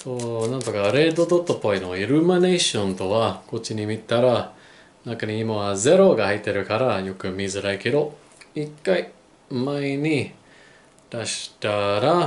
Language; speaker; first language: Japanese; non-native, learner; English